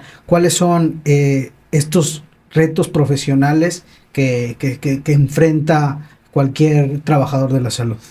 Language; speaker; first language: Spanish; native; Spanish